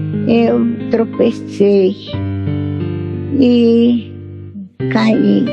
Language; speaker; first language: Portuguese; non-native, fluent; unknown